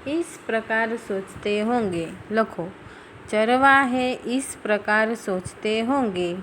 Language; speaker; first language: Hindi; non-native, local second language; Gujarati